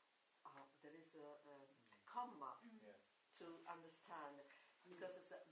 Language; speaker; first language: English; non-native, learner; Italian